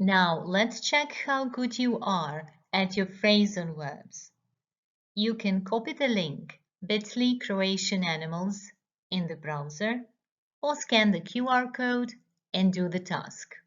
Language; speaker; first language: English; non-native, fluent; Croatian